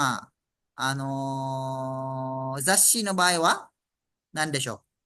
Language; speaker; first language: Japanese; non-native, fluent; Malay